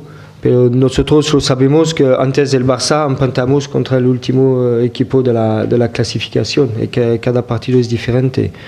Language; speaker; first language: Spanish; non-native, fluent; French